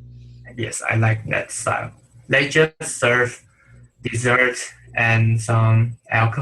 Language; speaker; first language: English; non-native, learner; Chinese